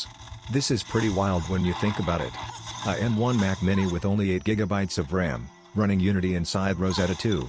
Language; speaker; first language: English; native; English